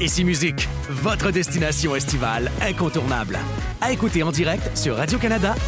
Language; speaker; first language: French; native; French